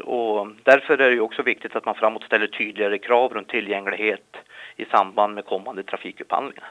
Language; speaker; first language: Swedish; native; Swedish